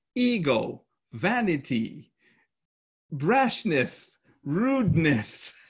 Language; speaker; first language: English; non-native, local second language; Shona